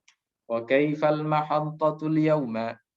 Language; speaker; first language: Arabic; non-native, fluent; Indonesian